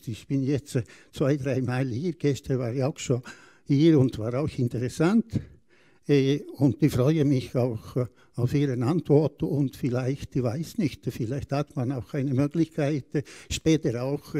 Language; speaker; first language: German; non-native, fluent; Italian